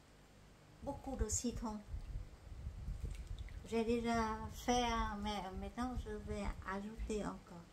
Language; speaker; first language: French; non-native, fluent; Vietnamese